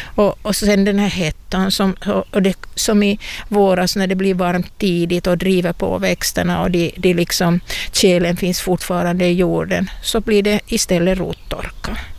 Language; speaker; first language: Swedish; native; Swedish